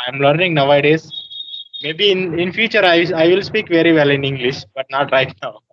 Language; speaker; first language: English; non-native, learner; Telugu